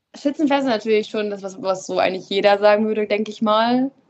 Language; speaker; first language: German; native; German